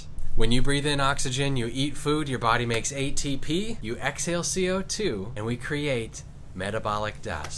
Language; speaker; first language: English; native; English